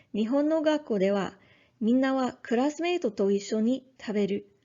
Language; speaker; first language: Japanese; non-native, learner; English